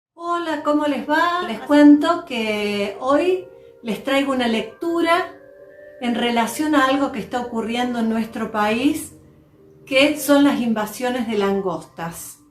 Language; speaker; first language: Spanish; native; Spanish